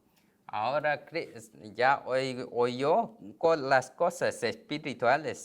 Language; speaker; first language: Spanish; non-native, learner; Korean